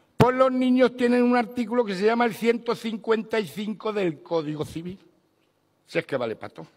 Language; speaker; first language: Spanish; native; Spanish